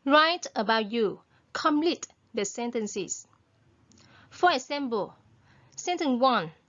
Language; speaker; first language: English; non-native, fluent; Vietnamese